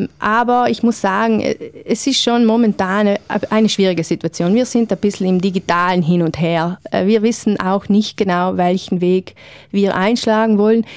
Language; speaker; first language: German; native; German